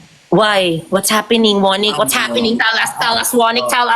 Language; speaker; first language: English; non-native, fluent; Filipino